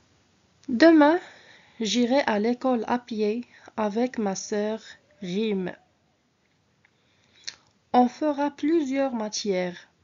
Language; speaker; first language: French; non-native, local second language; Arabic